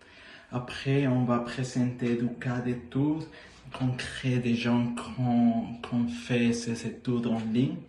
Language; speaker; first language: French; non-native, learner; Spanish